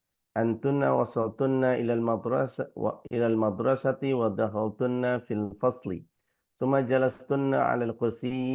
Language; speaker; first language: Arabic; non-native, learner; Indonesian